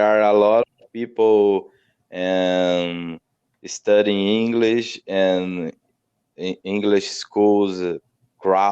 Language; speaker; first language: English; non-native, learner; Portuguese